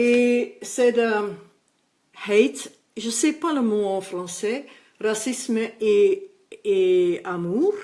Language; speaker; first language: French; non-native, local second language; Dutch